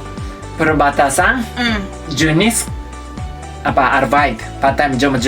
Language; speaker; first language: Indonesian; non-native, fluent; Japanese